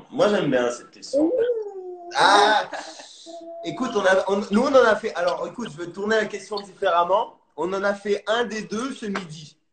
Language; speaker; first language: French; native; French